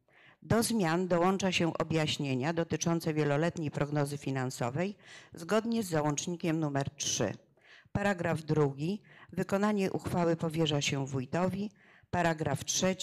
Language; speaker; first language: Polish; native; Polish